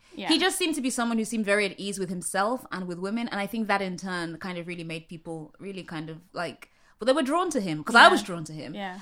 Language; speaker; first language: English; native; English